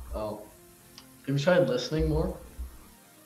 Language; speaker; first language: English; native; English